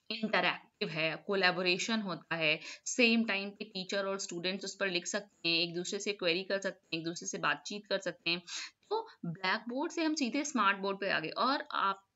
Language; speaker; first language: Hindi; native; Hindi